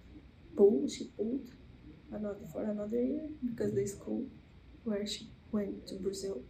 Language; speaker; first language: English; non-native, learner; Portuguese